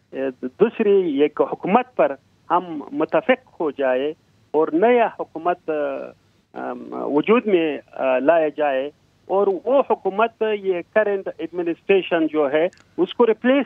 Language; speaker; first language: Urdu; non-native, fluent; Pashto